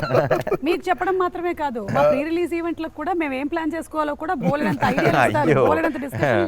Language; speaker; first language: Telugu; native; Telugu